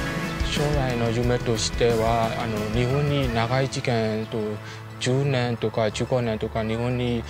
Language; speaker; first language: Japanese; non-native, fluent; Burmese